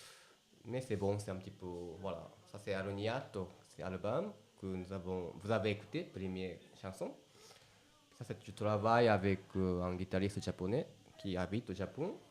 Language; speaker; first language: French; non-native, learner; Japanese